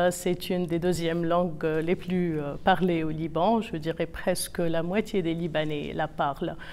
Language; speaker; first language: French; non-native, local second language; Arabic